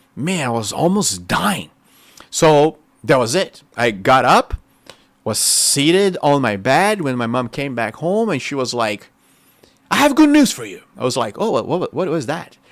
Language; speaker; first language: English; non-native, fluent; Portuguese